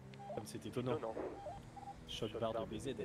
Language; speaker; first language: French; native; French